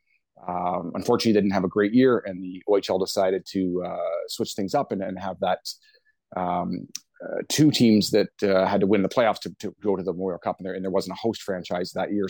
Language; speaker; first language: English; native; English